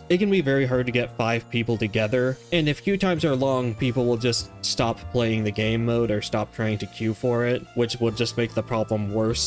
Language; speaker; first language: English; native; English